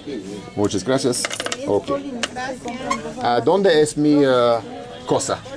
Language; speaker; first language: Spanish; non-native, learner; English